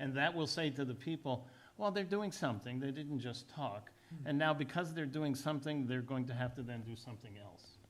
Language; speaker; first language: English; native; English